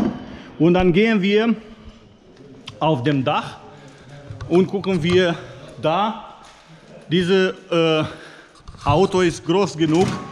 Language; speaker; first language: German; non-native, fluent; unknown